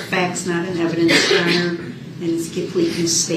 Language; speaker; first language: English; native; English